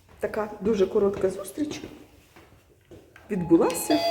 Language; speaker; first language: Ukrainian; native; Ukrainian